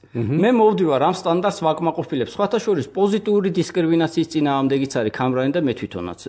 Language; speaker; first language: Georgian; non-native, local second language; Azerbaijani